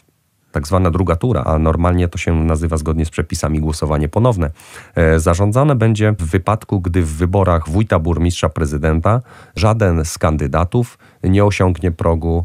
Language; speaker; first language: Polish; native; Polish